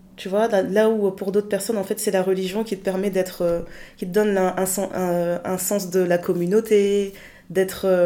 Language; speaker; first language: French; early bilingual, other home language; Lingala